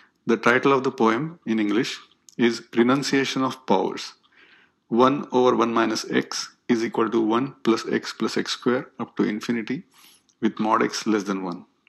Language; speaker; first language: English; non-native, local second language; Marathi